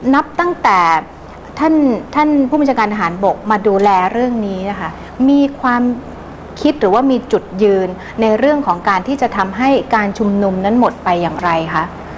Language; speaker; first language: Thai; native; Thai